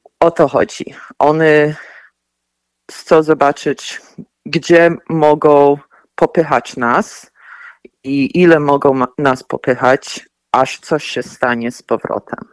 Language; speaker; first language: Polish; early bilingual, heritage; Polish